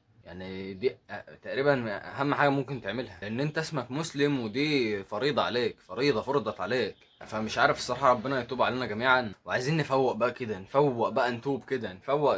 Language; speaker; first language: Arabic; native; Arabic